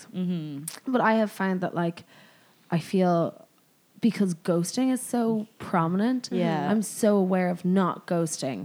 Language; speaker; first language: English; native; English